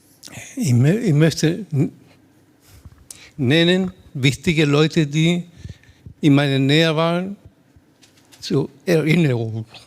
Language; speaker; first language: German; non-native, learner; Spanish